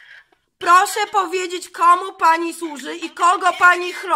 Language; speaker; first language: Polish; native; Polish